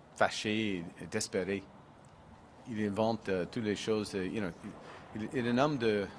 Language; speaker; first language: French; non-native, local second language; English